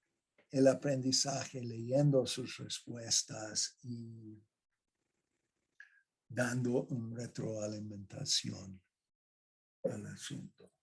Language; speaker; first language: Spanish; non-native, fluent; English